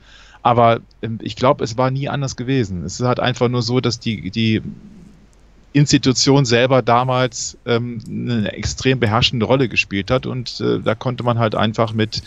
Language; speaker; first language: German; native; German